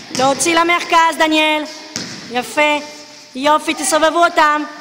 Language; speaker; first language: Hebrew; native; Hebrew